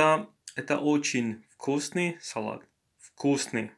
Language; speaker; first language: Russian; non-native, learner; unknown